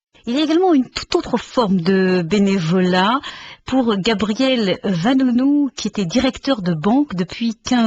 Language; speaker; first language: French; native; French